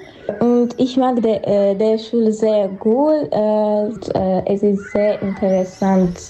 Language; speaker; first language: German; non-native, learner; Armenian